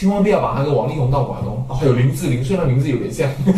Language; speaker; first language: Chinese; native; Chinese